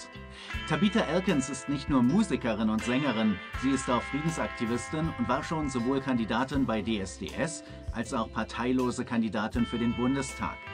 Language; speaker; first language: German; native; German